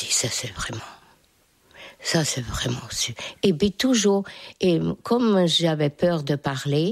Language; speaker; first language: French; non-native, fluent; Hungarian